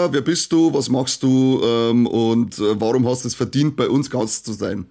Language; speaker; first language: German; native; German